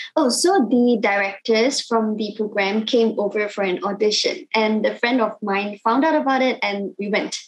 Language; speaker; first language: English; non-native, local second language; Cantonese